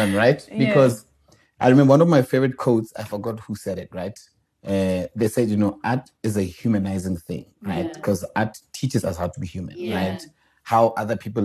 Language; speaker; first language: English; non-native, local second language; Northern Sotho